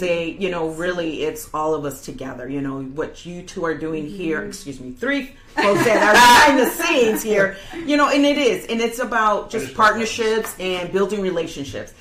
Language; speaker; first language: English; early bilingual, other home language; Spanish